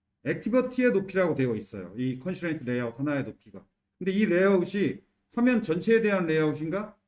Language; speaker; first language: Korean; native; Korean